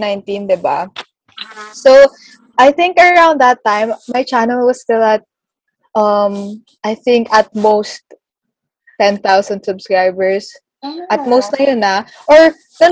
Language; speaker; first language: English; non-native, local second language; Filipino